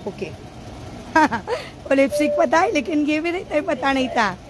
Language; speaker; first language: Hindi; non-native, local second language; Marathi